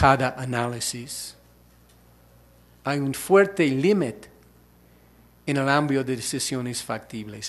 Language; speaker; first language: Spanish; non-native, fluent; English